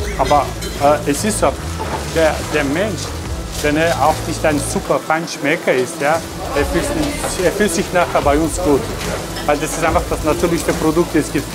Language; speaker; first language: German; non-native, fluent; Turkish